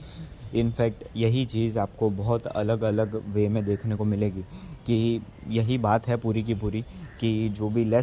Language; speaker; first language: Hindi; native; Hindi